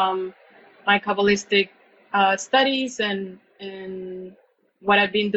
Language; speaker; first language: English; non-native, fluent; Spanish